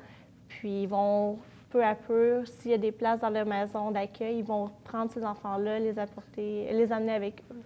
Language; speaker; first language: French; native; French